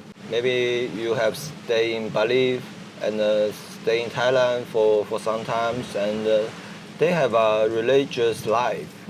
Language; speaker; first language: English; non-native, learner; Chinese